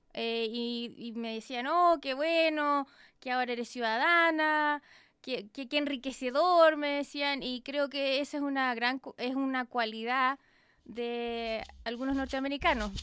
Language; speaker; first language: Spanish; native; Spanish